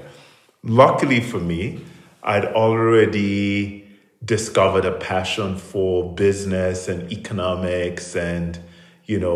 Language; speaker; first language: English; non-native, local second language; Krio